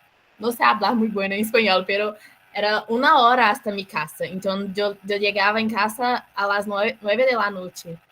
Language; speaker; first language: Spanish; non-native, learner; Portuguese